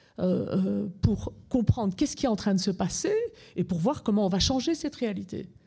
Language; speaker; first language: French; native; French